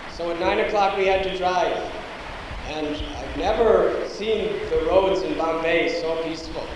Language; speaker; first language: English; native; English